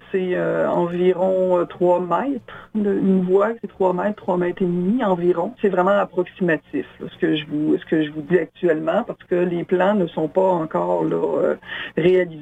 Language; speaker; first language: French; native; French